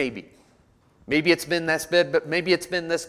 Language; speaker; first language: English; native; English